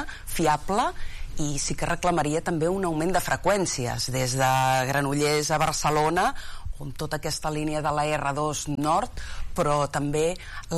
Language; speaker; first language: Catalan; native; Catalan